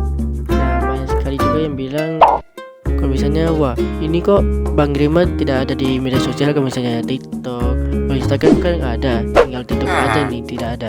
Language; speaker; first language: Indonesian; native; Indonesian